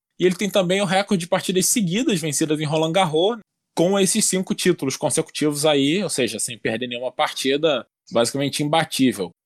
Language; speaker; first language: Portuguese; native; Portuguese